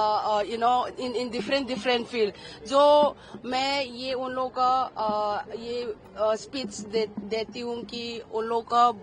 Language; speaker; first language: Hindi; non-native, local second language; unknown